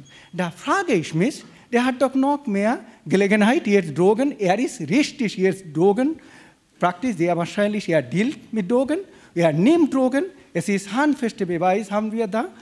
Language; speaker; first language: German; non-native, fluent; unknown